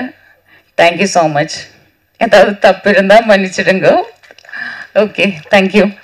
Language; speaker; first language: Tamil; non-native, learner; Malayalam